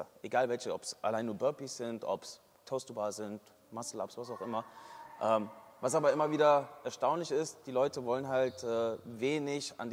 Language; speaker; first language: German; native; German